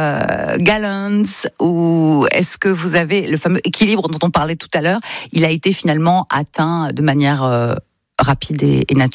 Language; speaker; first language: French; native; French